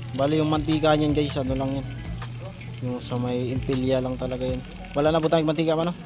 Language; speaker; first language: Filipino; non-native, local second language; Cebuano